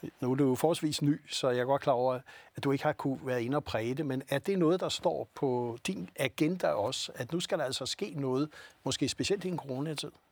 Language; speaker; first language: Danish; native; Danish